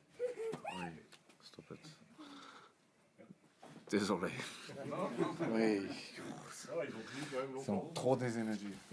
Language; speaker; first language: French; non-native, fluent; English